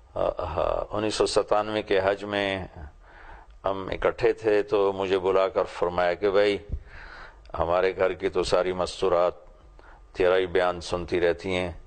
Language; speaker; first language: Urdu; non-native, local second language; Punjabi